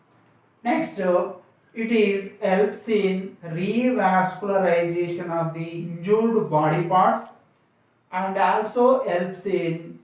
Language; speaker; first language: English; non-native, local second language; Telugu